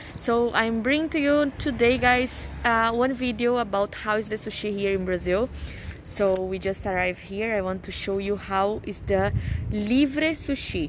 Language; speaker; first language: English; non-native, fluent; Portuguese